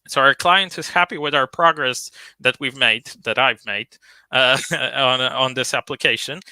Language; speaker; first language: English; non-native, fluent; Polish